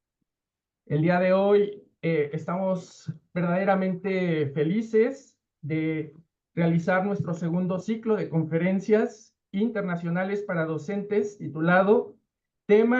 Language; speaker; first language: Spanish; native; Spanish